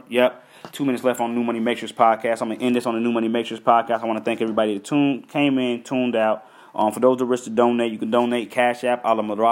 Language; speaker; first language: English; native; English